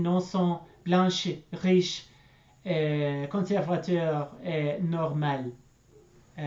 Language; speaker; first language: French; non-native, learner; English